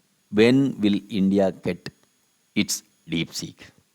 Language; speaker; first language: English; non-native, local second language; Tamil